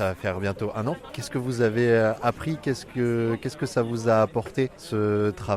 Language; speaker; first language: French; native; French